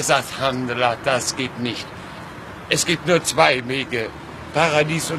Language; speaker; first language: German; non-native, learner; Pashto